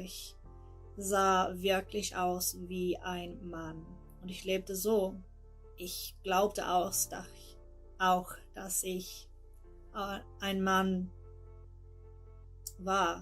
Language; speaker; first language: German; non-native, learner; English